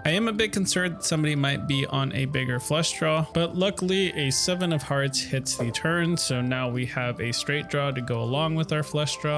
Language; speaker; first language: English; native; English